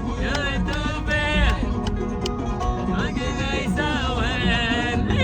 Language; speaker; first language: Arabic; native; Arabic